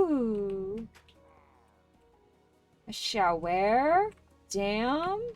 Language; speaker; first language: English; native; English